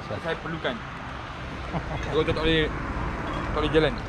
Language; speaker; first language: Malay; native; Malay